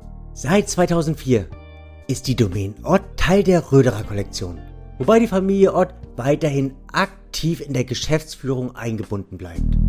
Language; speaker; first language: German; native; German